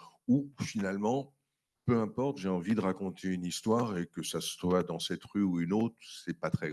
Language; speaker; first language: French; native; French